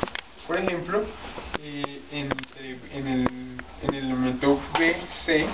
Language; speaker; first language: Spanish; native; Spanish